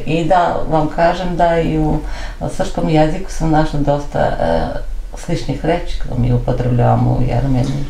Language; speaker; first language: Serbian; non-native, fluent; Armenian